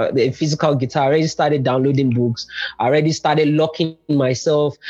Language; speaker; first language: English; non-native, local second language; Yoruba